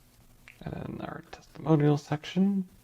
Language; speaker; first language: English; native; English